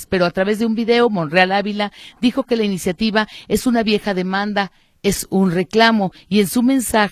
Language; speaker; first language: Spanish; native; Spanish